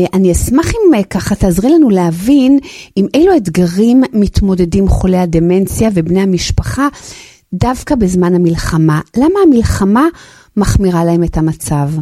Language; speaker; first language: Hebrew; native; Hebrew